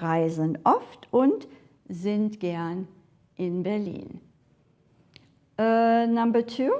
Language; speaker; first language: German; non-native, fluent; English